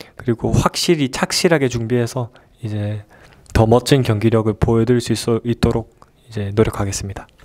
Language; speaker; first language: Korean; native; Korean